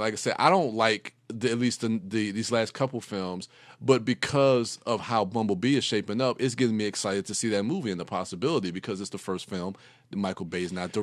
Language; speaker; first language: English; native; English